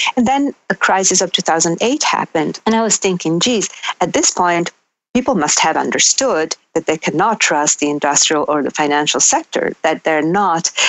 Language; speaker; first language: English; non-native, fluent; Italian